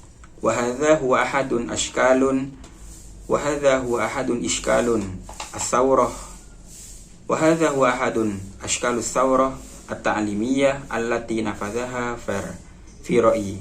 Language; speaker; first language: Arabic; non-native, learner; Indonesian